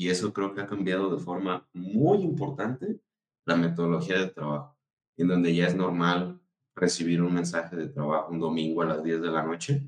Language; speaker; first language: Spanish; native; Spanish